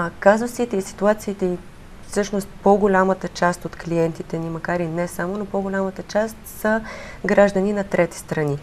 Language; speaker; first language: Bulgarian; native; Bulgarian